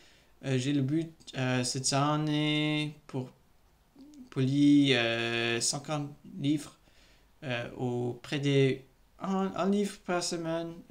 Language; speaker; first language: French; non-native, learner; English